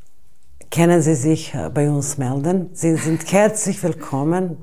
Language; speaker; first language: German; non-native, fluent; Bosnian